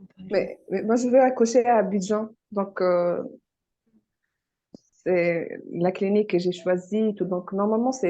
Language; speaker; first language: French; non-native, fluent; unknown